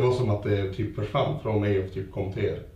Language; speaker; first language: Swedish; native; Swedish